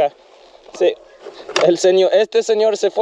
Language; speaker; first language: Spanish; non-native, learner; English